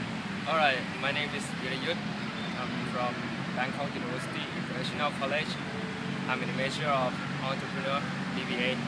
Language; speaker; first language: English; non-native, learner; Thai